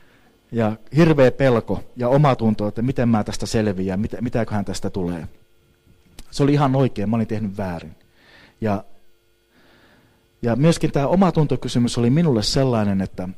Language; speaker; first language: Finnish; native; Finnish